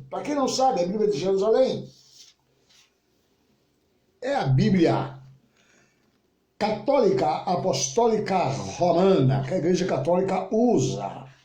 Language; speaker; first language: Portuguese; native; Portuguese